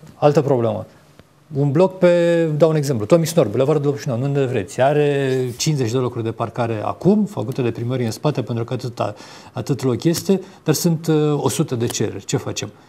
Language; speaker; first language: Romanian; native; Romanian